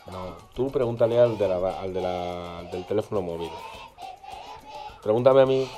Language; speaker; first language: Spanish; native; Spanish